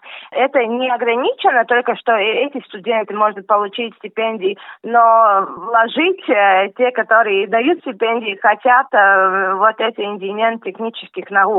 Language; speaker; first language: Russian; non-native, local second language; Latvian